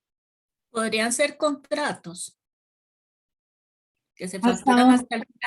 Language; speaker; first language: Spanish; native; Spanish